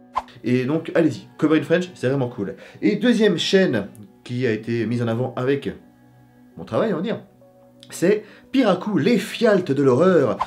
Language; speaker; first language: French; native; French